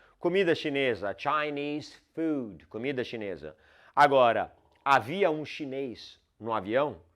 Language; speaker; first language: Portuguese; non-native, fluent; English